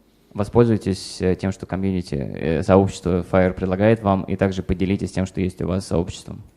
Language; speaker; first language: Russian; native; Russian